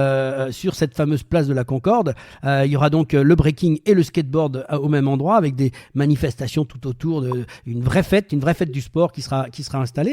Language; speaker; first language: French; native; French